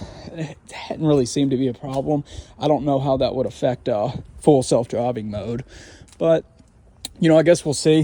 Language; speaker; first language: English; native; English